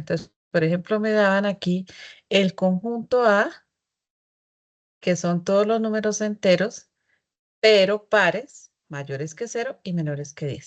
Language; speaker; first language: Spanish; native; Spanish